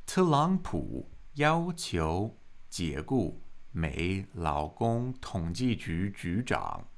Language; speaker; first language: Chinese; non-native, fluent; English